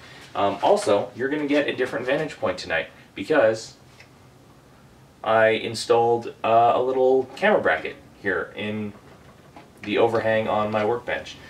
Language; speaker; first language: English; native; English